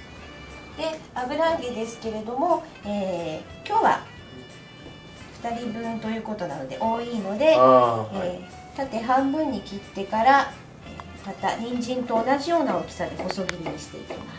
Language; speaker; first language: Japanese; native; Japanese